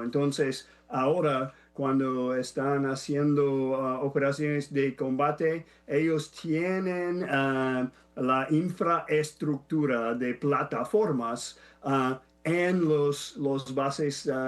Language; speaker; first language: Spanish; non-native, fluent; English